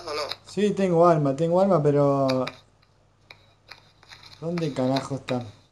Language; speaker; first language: Spanish; native; Spanish